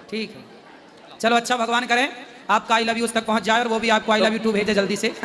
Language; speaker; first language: Hindi; native; Hindi